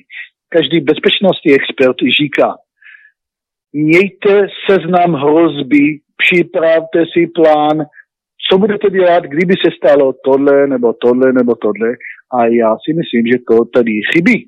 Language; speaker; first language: Czech; non-native, learner; Hebrew